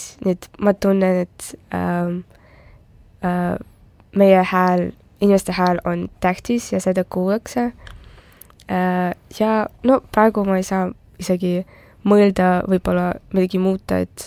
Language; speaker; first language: Estonian; non-native, local second language; Russian